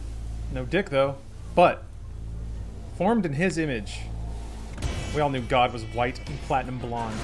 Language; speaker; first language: English; native; English